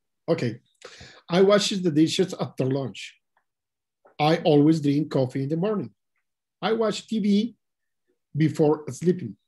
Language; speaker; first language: English; non-native, learner; Spanish